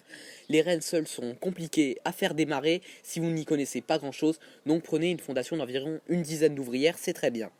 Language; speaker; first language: French; native; French